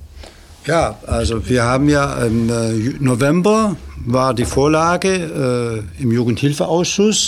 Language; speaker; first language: German; native; German